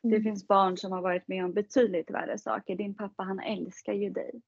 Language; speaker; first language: Swedish; native; Swedish